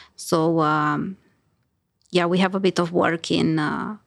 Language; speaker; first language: English; non-native, fluent; Romanian